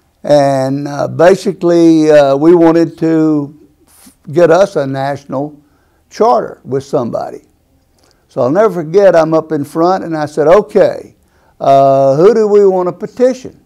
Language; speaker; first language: English; native; English